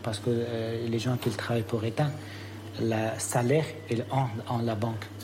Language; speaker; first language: French; non-native, learner; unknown